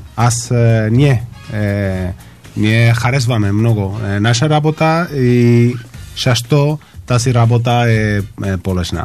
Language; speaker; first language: Bulgarian; non-native, learner; Spanish